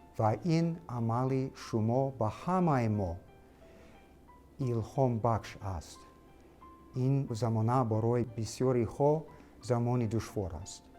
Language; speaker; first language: Tajik; non-native, learner; English